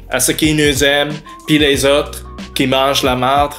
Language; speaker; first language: French; non-native, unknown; English